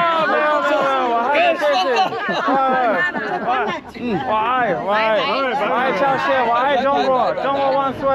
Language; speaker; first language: Chinese; non-native, learner; English